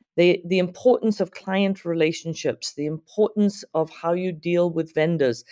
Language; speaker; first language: English; native; English